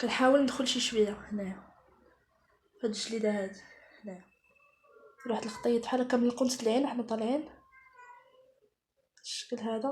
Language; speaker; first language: Arabic; native; Arabic